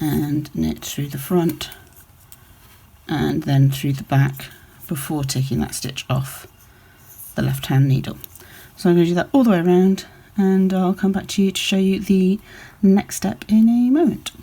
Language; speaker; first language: English; native; English